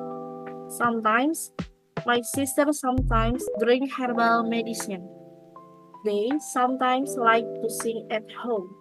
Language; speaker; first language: English; non-native, learner; Indonesian